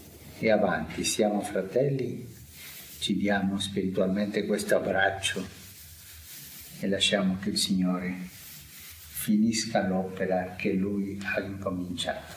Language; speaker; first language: Italian; non-native, fluent; Spanish